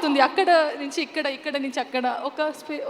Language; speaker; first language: Telugu; non-native, learner; Kannada